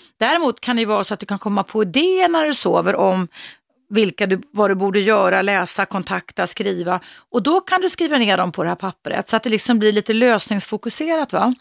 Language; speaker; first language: Swedish; native; Swedish